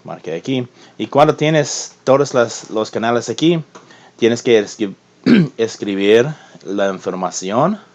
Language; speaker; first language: Spanish; non-native, learner; English